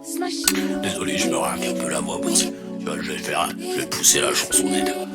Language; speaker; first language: French; native; French